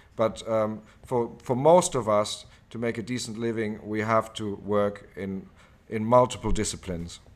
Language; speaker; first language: English; non-native, fluent; German